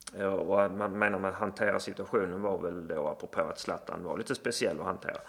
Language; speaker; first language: Swedish; native; Swedish